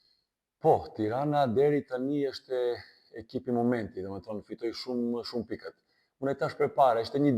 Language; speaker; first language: Albanian; non-native, learner; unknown